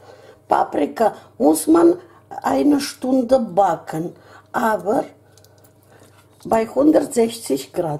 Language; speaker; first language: German; non-native, fluent; Russian